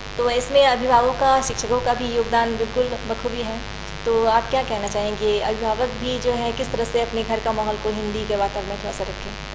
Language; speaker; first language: Hindi; native; Hindi